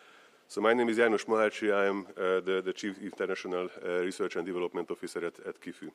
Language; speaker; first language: English; non-native, fluent; Hungarian